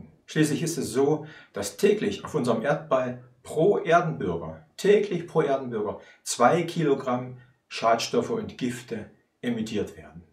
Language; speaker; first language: German; native; German